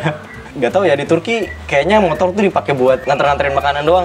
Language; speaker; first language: Indonesian; native; Indonesian